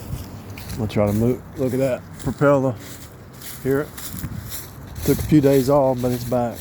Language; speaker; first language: English; native; English